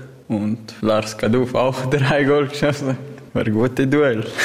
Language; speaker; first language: German; non-native, learner; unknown